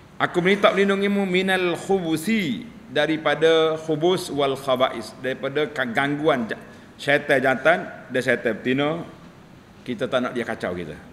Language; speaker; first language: Malay; native; Malay